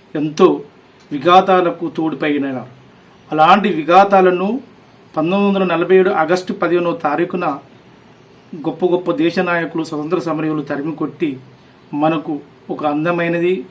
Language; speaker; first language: Telugu; native; Telugu